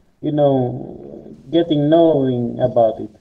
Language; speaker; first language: English; non-native, learner; Greek